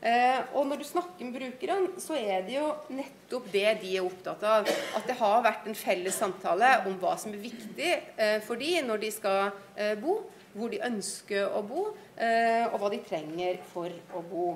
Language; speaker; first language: Norwegian; native; Norwegian